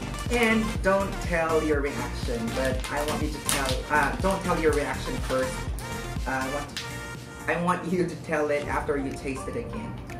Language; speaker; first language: English; non-native, local second language; Filipino